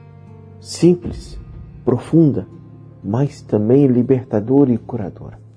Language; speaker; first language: Portuguese; native; Portuguese